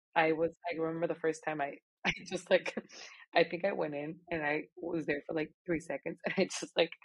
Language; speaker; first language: English; non-native, fluent; Spanish